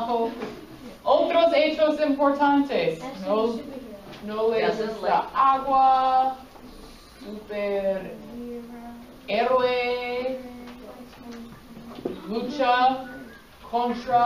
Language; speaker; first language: Spanish; non-native, fluent; English